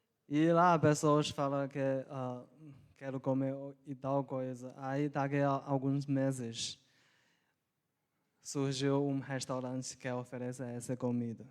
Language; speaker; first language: Portuguese; non-native, local second language; Chinese